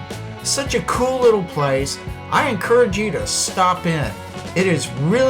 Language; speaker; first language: English; native; English